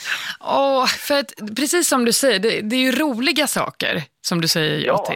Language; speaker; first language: Swedish; native; Swedish